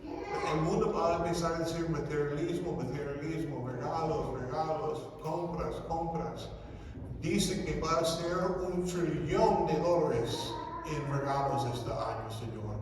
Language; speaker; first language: Spanish; non-native, fluent; English